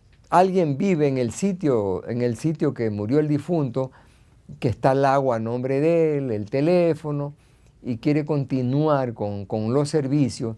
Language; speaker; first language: Spanish; native; Spanish